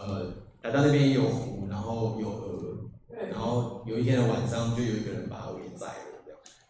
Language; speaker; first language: Chinese; native; Chinese